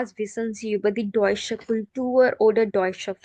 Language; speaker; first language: German; non-native, learner; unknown